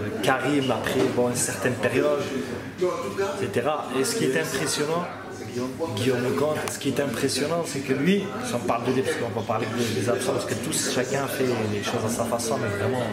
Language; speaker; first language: French; native; French